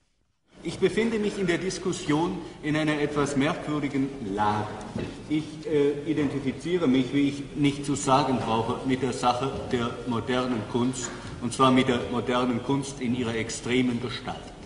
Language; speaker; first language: German; native; German